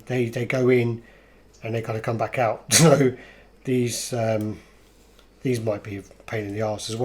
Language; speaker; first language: English; native; English